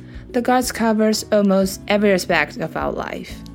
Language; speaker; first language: English; non-native, fluent; Chinese